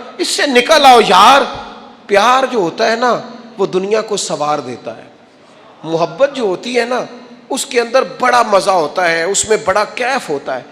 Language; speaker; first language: Urdu; non-native, local second language; Punjabi